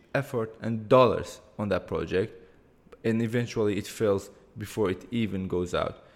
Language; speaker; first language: English; non-native, fluent; Kurdish